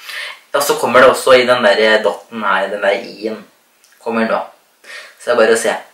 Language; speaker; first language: Norwegian; native; Norwegian